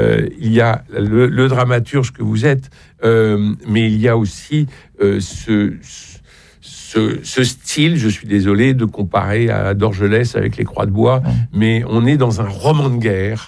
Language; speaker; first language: French; native; French